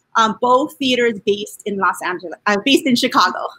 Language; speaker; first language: English; native; English